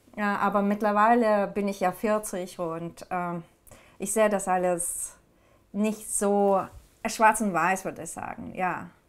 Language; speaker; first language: German; non-native, fluent; Ukrainian